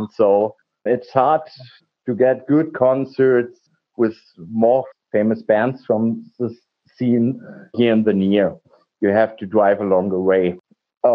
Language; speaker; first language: English; non-native, learner; German